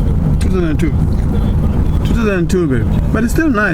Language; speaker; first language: English; non-native, local second language; Zulu